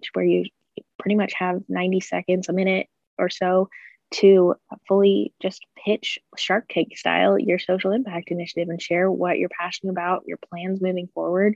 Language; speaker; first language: English; native; English